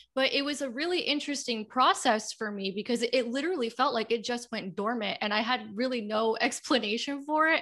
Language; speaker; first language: English; native; English